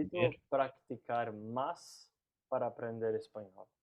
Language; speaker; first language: Spanish; non-native, learner; Portuguese